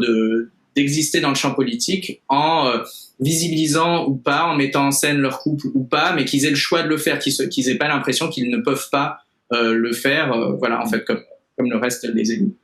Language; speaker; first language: French; native; French